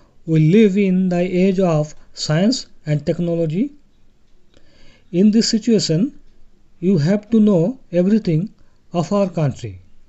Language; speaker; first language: English; non-native, local second language; Bangla